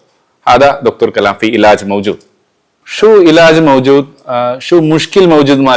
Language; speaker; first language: Arabic; non-native, learner; Malayalam